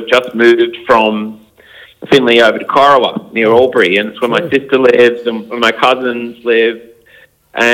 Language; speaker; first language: English; native; English